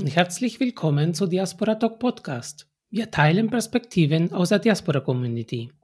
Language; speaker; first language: German; non-native, fluent; Spanish